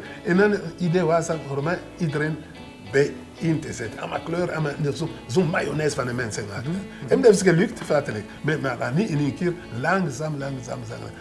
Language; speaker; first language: Dutch; non-native, learner; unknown